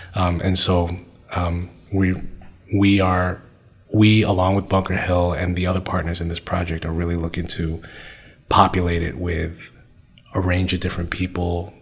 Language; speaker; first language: English; native; English